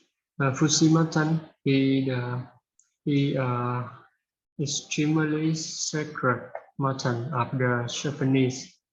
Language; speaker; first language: English; non-native, learner; Vietnamese